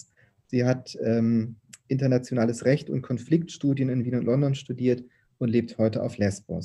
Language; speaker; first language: German; native; German